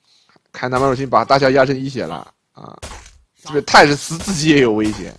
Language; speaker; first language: Chinese; native; Chinese